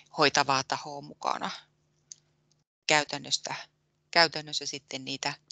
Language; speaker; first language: Finnish; native; Finnish